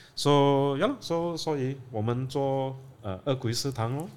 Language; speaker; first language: Chinese; non-native, learner; English